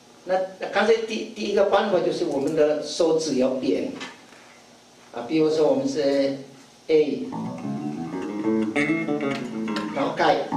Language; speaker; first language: Chinese; non-native, fluent; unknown